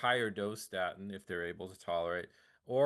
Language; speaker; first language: English; native; English